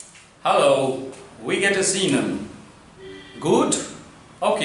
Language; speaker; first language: German; non-native, learner; Hindi